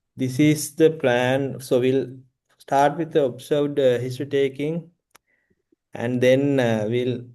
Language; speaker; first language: English; non-native, local second language; Sinhala